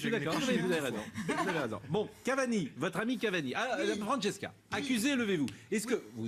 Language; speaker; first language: French; native; French